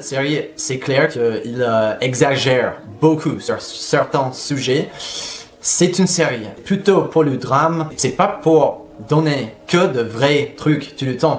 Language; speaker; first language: French; non-native, fluent; English